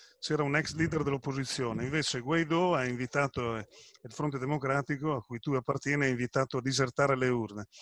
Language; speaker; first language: Italian; native; Italian